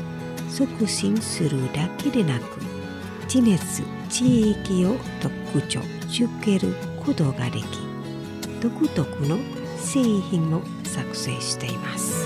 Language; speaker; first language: Japanese; non-native, fluent; Indonesian